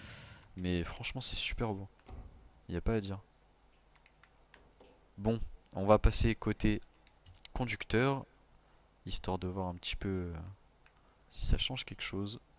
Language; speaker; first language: French; native; French